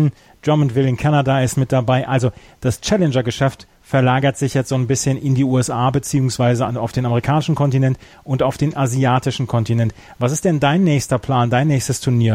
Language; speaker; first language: German; native; German